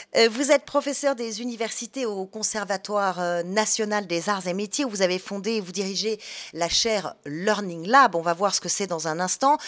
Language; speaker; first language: French; native; French